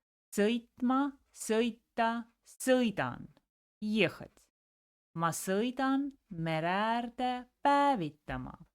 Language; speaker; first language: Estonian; non-native, local second language; Russian